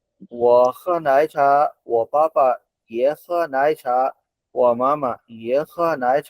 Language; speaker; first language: Chinese; non-native, fluent; Hindi